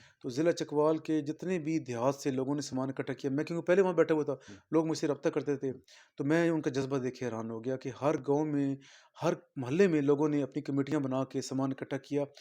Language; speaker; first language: Urdu; non-native, local second language; Punjabi